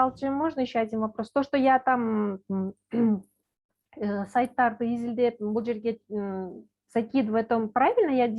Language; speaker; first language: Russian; non-native, local second language; Kyrgyz